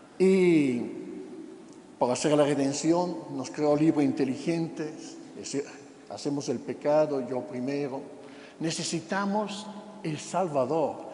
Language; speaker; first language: Spanish; non-native, fluent; Italian